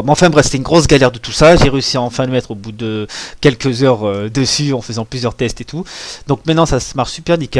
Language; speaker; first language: French; native; French